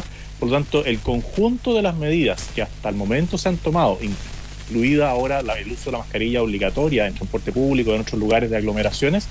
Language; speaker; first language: Spanish; native; Spanish